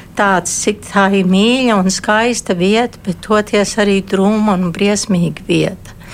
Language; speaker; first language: Latvian; early bilingual, heritage; Latvian